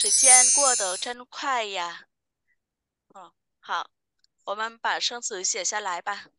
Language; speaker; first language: Chinese; non-native, fluent; Vietnamese